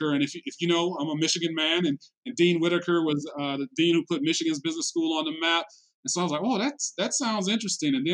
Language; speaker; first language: English; native; English